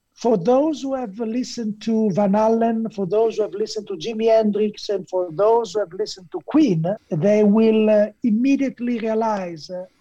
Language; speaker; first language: English; non-native, fluent; Italian